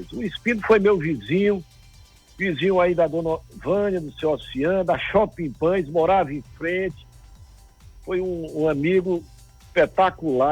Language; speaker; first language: Portuguese; native; Portuguese